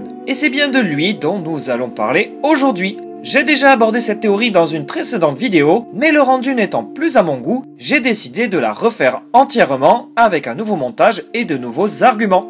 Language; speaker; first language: French; native; French